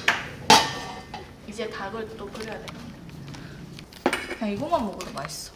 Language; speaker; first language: Korean; non-native, fluent; Japanese